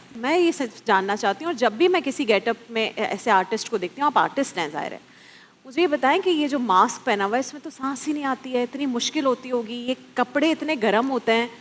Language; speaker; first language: Urdu; native; Urdu